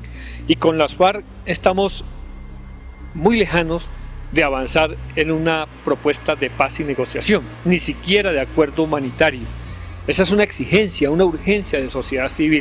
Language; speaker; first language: Spanish; native; Spanish